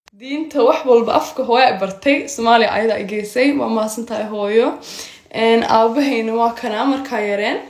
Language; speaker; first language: Somali; early bilingual, heritage; Somali